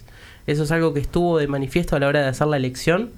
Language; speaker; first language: Spanish; native; Spanish